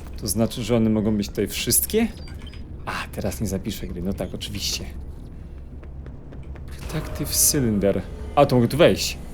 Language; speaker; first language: Polish; native; Polish